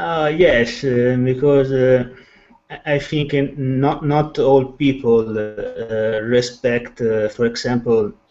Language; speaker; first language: English; non-native, learner; Italian